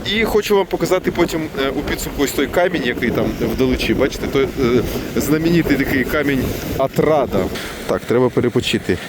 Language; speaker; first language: Ukrainian; non-native, local second language; Russian